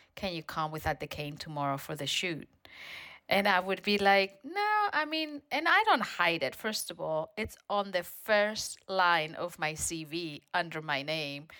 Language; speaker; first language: English; non-native, fluent; Spanish